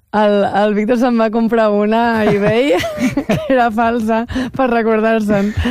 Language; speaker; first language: Catalan; native; Catalan